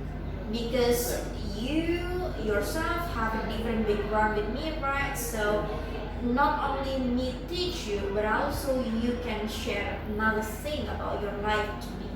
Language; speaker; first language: English; non-native, fluent; Indonesian